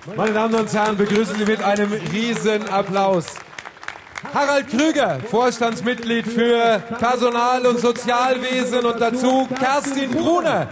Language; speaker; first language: German; native; German